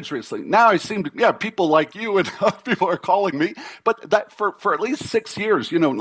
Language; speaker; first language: English; native; English